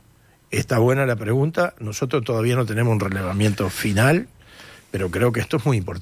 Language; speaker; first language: Spanish; native; Spanish